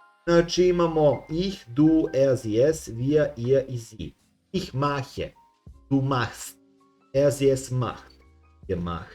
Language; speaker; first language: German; non-native, fluent; Serbian